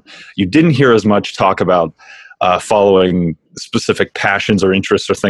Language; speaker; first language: English; native; English